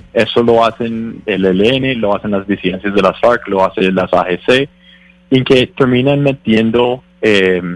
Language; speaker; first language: Spanish; non-native, fluent; English